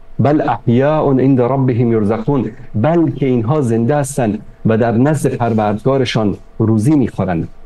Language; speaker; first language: Persian; native; Persian